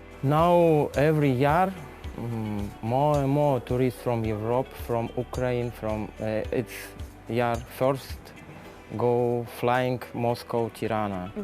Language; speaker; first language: English; non-native, learner; Russian